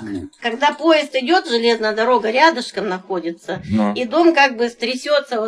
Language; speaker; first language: Russian; native; Russian